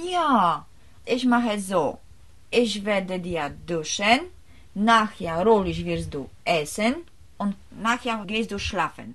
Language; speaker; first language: German; non-native, learner; Polish